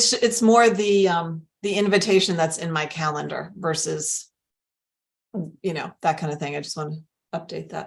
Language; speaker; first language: English; native; English